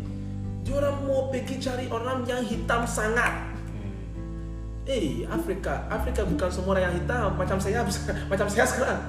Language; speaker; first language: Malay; non-native, learner; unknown